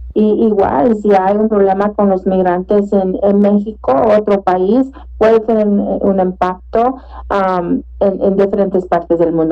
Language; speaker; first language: Spanish; early bilingual, heritage; Spanish